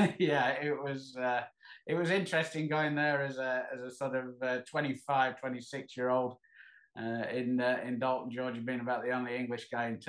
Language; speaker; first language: English; native; English